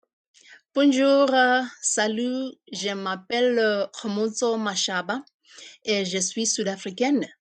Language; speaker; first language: French; non-native, fluent; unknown